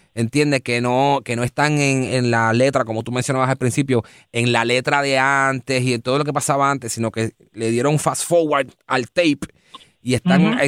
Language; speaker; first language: Spanish; native; Spanish